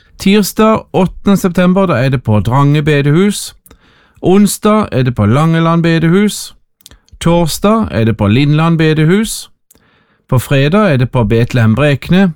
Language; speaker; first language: Norwegian; native; Norwegian